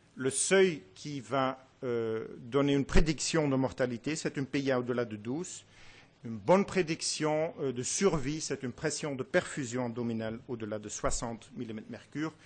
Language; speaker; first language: French; non-native, fluent; Dutch